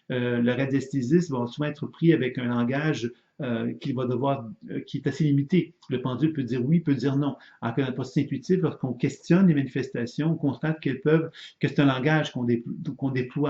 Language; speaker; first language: French; native; French